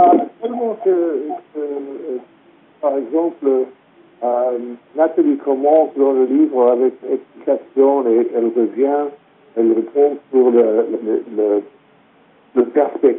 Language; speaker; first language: French; non-native, fluent; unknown